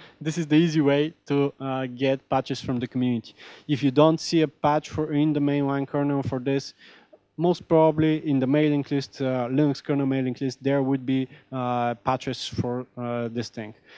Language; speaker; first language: English; non-native, fluent; Bulgarian